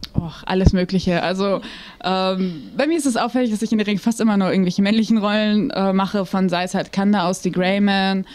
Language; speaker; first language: German; native; German